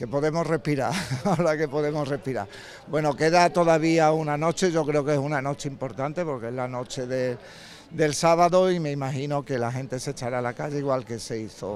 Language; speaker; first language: Spanish; native; Spanish